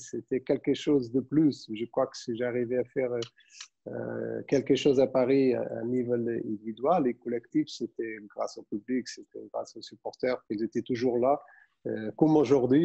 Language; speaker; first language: French; non-native, fluent; Portuguese